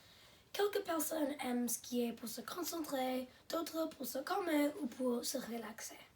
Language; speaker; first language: French; non-native, learner; English